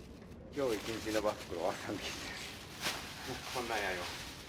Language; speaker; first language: Japanese; native; Japanese